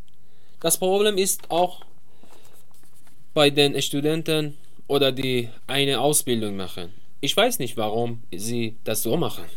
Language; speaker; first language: German; non-native, learner; Persian